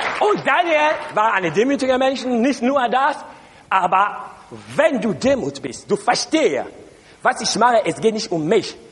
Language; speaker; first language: German; non-native, learner; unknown